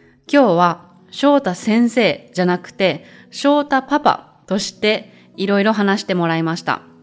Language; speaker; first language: Japanese; native; Japanese